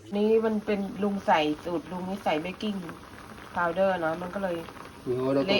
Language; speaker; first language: Thai; native; Thai